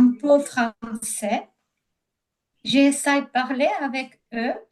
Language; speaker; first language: French; non-native, learner; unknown